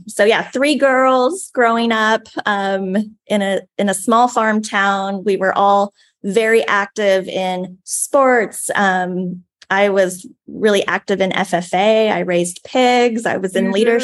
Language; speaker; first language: English; native; English